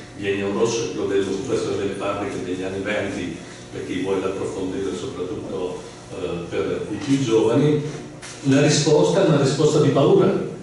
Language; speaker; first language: Italian; native; Italian